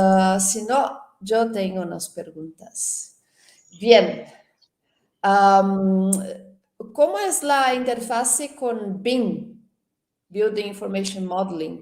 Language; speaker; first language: Spanish; non-native, fluent; Portuguese